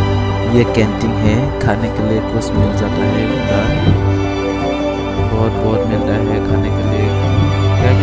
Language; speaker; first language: Hindi; non-native, local second language; Bodo